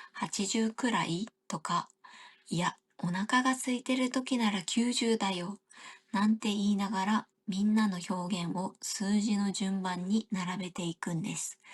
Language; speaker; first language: Japanese; native; Japanese